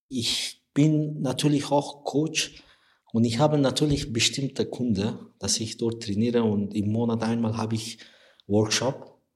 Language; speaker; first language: German; non-native, learner; Persian